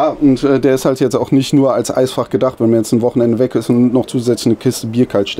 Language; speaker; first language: German; native; German